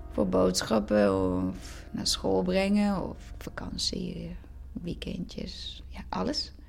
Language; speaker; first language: Dutch; non-native, fluent; Croatian